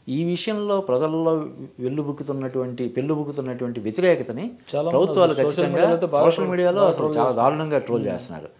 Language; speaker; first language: Telugu; native; Telugu